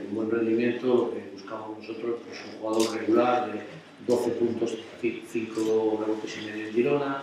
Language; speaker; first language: Spanish; native; Spanish